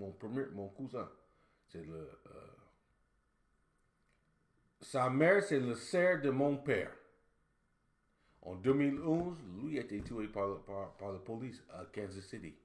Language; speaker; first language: French; non-native, learner; English